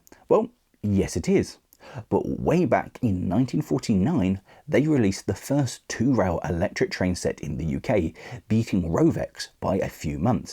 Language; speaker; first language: English; native; English